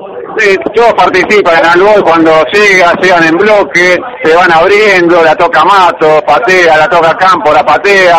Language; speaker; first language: Spanish; native; Spanish